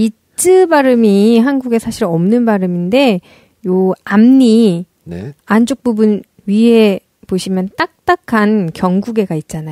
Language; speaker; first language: Korean; native; Korean